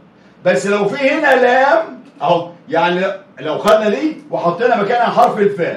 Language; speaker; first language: Arabic; native; Arabic